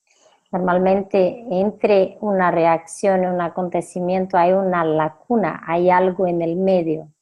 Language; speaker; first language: Spanish; non-native, fluent; Portuguese